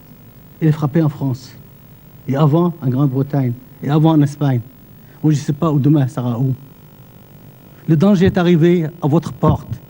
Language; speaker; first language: French; non-native, fluent; Arabic